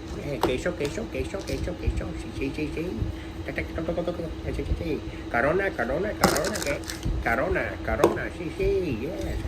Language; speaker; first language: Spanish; non-native, learner; English